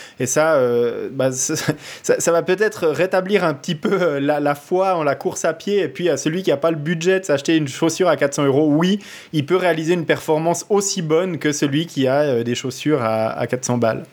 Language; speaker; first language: French; native; French